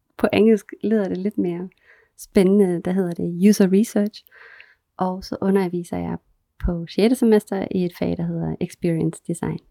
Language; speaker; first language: Danish; non-native, fluent; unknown